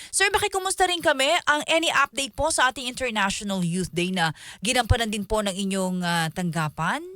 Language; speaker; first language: Filipino; native; Filipino